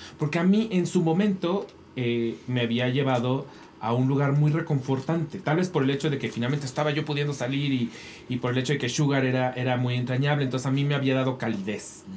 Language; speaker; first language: Spanish; native; Spanish